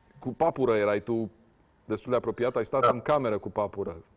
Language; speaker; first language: Romanian; native; Romanian